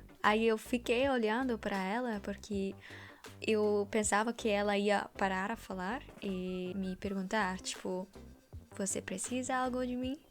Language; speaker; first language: Portuguese; non-native, fluent; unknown